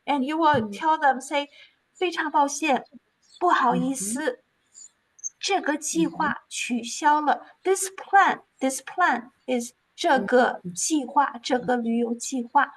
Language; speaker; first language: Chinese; early bilingual, heritage; Chinese